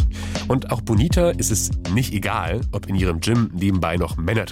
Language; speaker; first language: German; native; German